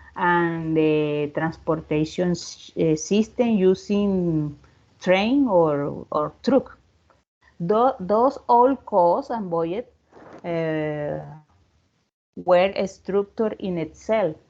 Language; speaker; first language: English; non-native, learner; Spanish